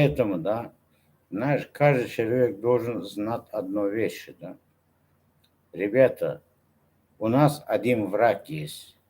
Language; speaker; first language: Russian; non-native, local second language; Turkmen